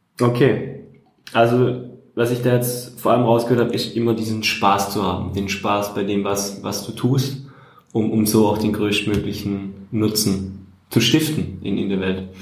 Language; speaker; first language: German; native; German